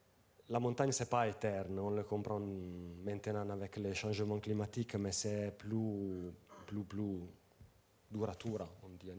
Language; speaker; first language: French; non-native, fluent; Italian